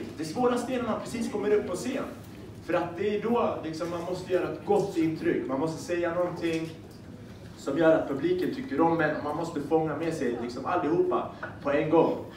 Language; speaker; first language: Swedish; early bilingual, other home language; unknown